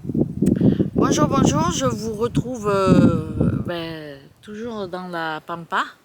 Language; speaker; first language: French; native; French